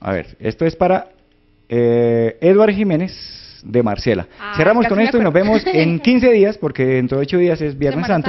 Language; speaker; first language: Spanish; native; Spanish